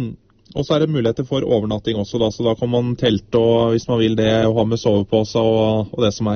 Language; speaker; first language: Norwegian; native; Norwegian